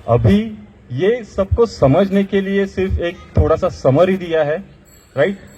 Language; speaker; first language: Hindi; non-native, local second language; Marathi